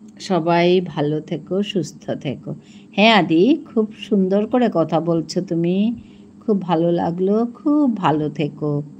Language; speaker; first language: Bangla; non-native, local second language; Manipuri